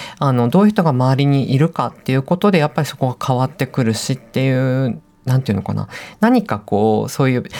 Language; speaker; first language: Japanese; native; Japanese